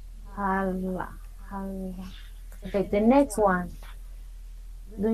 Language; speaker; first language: English; non-native, fluent; Spanish